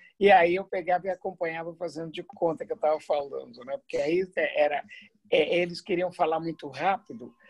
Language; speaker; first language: Portuguese; native; Portuguese